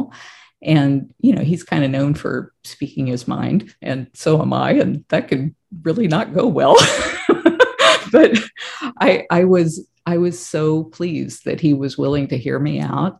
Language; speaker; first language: English; native; English